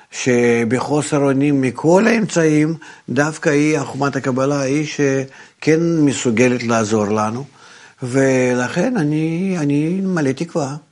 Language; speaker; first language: Hebrew; non-native, fluent; Russian